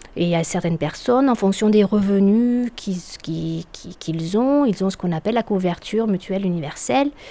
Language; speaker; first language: French; native; French